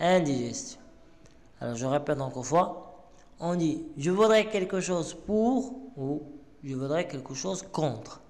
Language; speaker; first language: French; non-native, local second language; Arabic